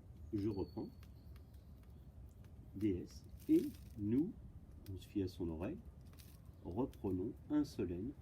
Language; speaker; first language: French; native; French